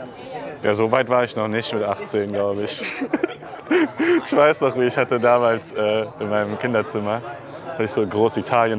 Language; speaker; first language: German; native; German